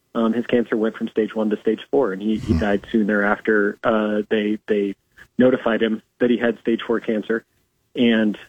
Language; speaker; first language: English; native; English